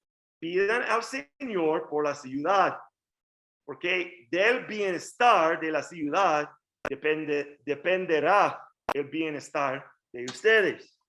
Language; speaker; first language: Spanish; non-native, learner; English